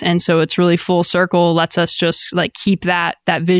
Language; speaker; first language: English; native; English